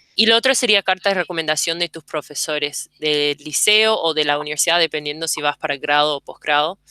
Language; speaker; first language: Spanish; early bilingual, heritage; English